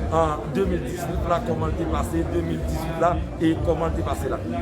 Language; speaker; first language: French; non-native, local second language; Haitian Creole